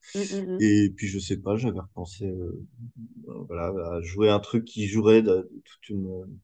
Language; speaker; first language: French; native; French